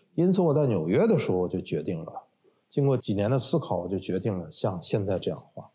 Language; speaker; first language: Chinese; native; Chinese